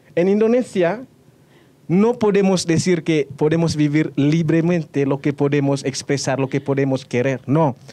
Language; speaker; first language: Spanish; non-native, fluent; Indonesian